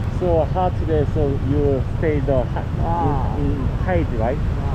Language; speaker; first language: English; non-native, learner; Korean